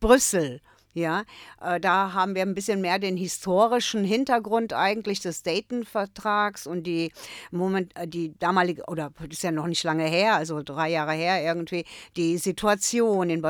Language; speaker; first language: German; early bilingual, other home language; Croatian